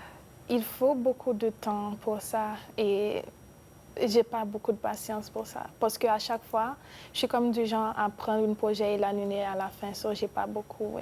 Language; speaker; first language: French; non-native, local second language; Spanish